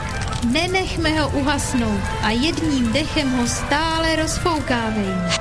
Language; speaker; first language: Czech; native; Czech